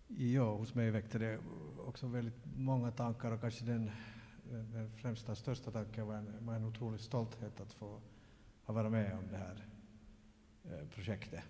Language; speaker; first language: Swedish; native; Swedish